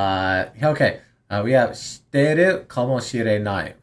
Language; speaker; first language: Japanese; non-native, learner; English